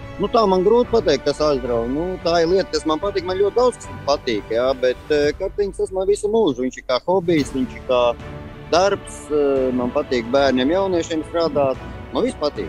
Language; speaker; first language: Latvian; native; Latvian